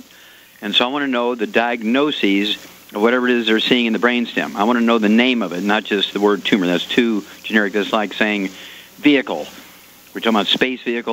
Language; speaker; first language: English; native; English